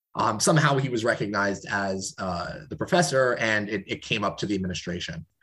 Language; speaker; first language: English; native; English